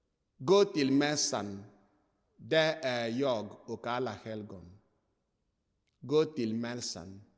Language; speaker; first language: Swedish; non-native, fluent; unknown